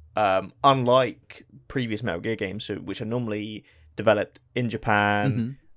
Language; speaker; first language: English; native; English